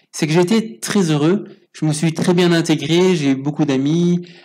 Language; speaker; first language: French; native; French